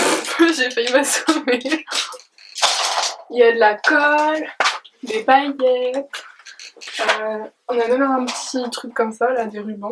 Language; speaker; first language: French; native; French